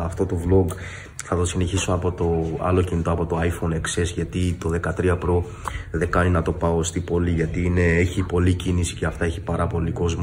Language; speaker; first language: Greek; early bilingual, other home language; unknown